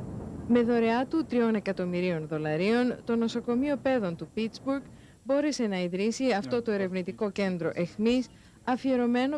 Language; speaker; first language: Greek; native; Greek